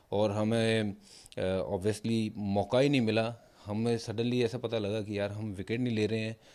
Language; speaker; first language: Hindi; non-native, local second language; Punjabi